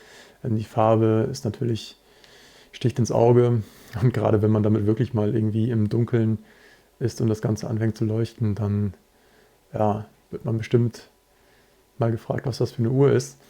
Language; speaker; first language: German; native; German